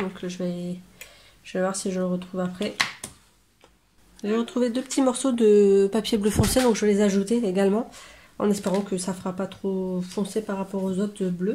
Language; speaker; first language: French; native; French